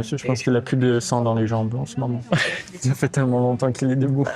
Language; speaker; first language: French; native; French